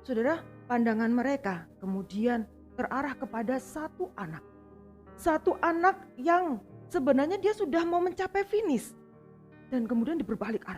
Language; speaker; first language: Indonesian; native; Indonesian